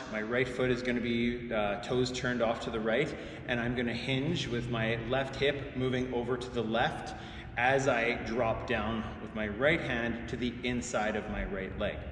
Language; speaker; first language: English; native; English